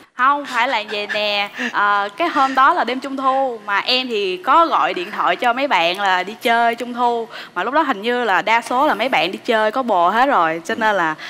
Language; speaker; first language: Vietnamese; native; Vietnamese